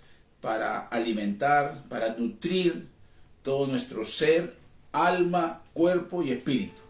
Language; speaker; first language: Spanish; native; Spanish